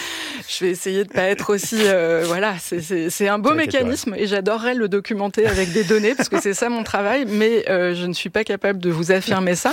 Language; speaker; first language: French; native; French